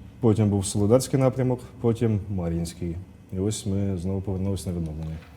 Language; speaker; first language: Ukrainian; non-native, local second language; Russian